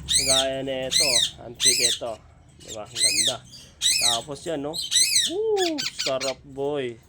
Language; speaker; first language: Filipino; native; Filipino